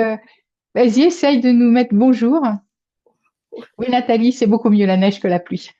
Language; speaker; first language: French; native; French